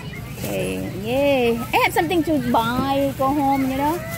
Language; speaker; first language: English; non-native, learner; Thai